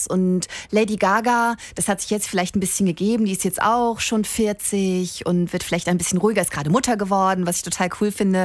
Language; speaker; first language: German; native; German